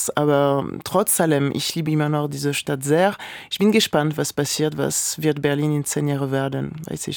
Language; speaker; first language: German; non-native, fluent; French